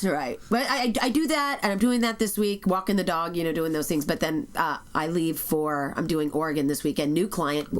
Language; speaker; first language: English; native; English